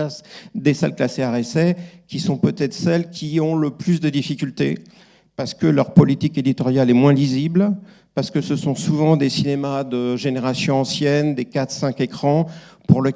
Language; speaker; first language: French; native; French